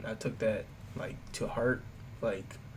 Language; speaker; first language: English; native; English